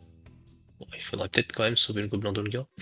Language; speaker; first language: French; native; French